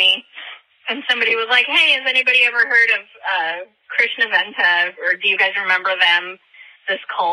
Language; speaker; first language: English; native; English